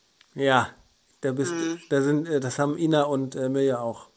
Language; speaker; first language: German; native; German